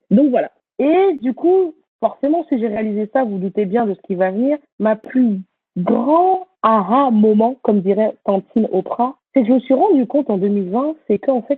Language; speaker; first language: French; native; French